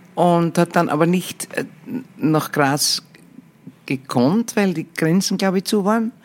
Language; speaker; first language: German; native; German